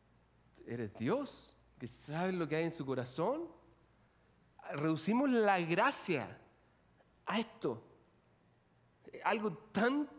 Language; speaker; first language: Spanish; native; Spanish